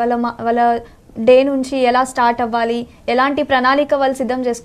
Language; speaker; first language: Telugu; native; Telugu